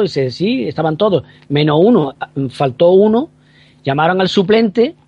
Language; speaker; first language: Spanish; native; Spanish